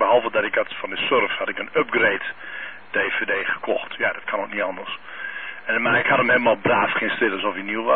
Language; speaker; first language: Dutch; native; Dutch